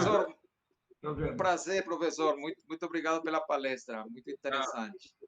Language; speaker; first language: Portuguese; non-native, fluent; Spanish